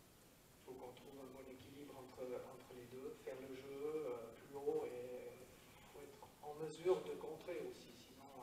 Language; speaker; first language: French; native; French